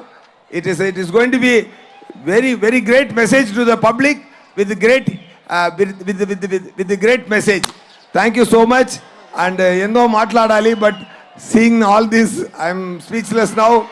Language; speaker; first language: Telugu; non-native, learner; Tamil